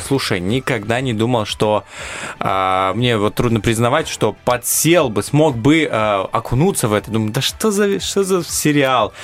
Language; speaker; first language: Russian; non-native, local second language; Romanian